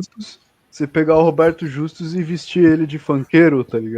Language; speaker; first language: Portuguese; native; Portuguese